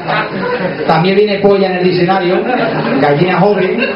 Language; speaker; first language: Spanish; native; Spanish